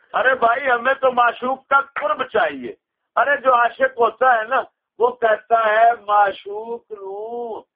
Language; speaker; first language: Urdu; non-native, local second language; Punjabi